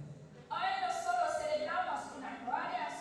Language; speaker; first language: Spanish; non-native, learner; French